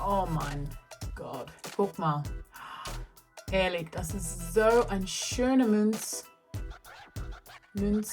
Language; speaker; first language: German; non-native, learner; English